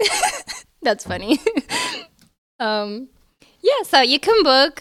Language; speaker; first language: English; early bilingual, other home language; Arabic